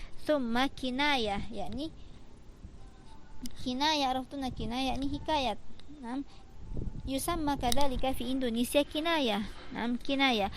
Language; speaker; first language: Arabic; non-native, fluent; Indonesian